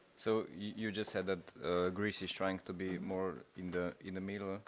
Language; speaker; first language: English; non-native, fluent; Slovenian